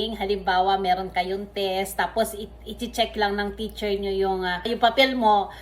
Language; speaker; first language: Filipino; non-native, local second language; Iloko